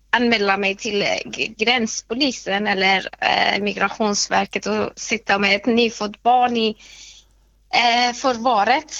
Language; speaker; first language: Swedish; non-native, fluent; Persian